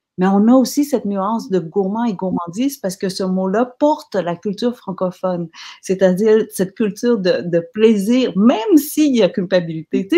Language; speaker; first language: French; early bilingual, other home language; Vietnamese